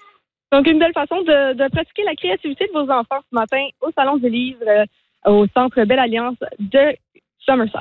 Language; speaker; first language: French; native; French